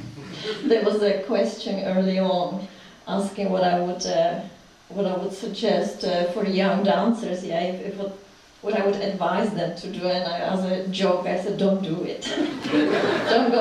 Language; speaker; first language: English; non-native, fluent; Czech